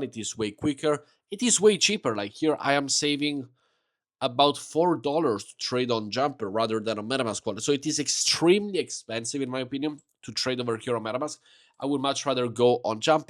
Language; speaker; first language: English; non-native, fluent; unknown